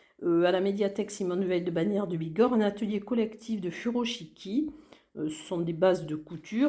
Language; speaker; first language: French; native; French